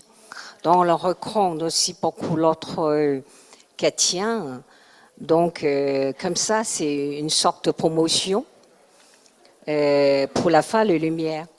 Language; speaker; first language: French; non-native, learner; Chinese